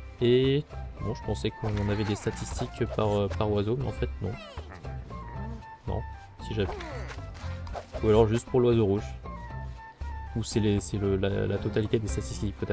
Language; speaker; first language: French; native; French